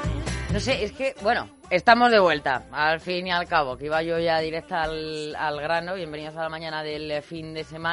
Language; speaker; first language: Spanish; native; Spanish